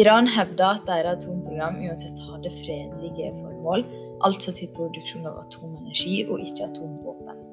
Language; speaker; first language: Norwegian; native; Norwegian